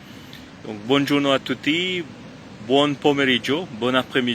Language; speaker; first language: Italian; non-native, fluent; French